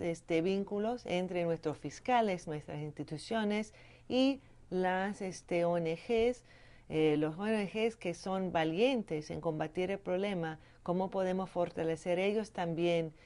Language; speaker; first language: Spanish; non-native, fluent; English